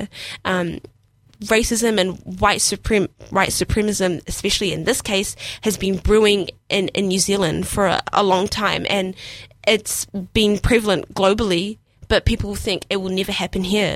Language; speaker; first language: English; non-native, local second language; Somali